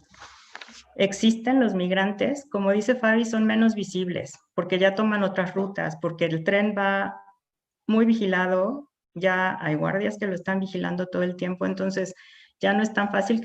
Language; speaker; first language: Spanish; native; Spanish